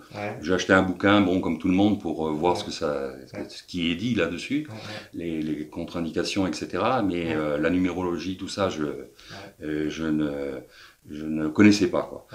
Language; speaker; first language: French; native; French